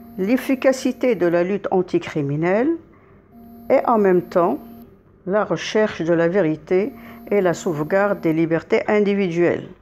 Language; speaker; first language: French; non-native, local second language; Arabic